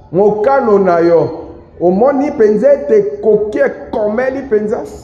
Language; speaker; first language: Lingala; native; Lingala